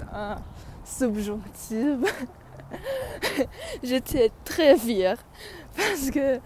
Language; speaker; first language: French; non-native, learner; English